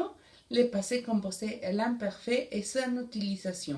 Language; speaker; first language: French; non-native, learner; Spanish